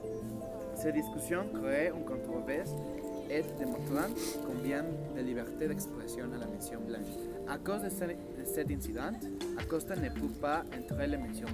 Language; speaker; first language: French; non-native, learner; Spanish